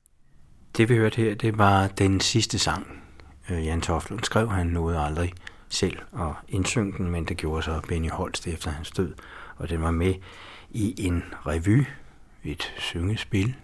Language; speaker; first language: Danish; native; Danish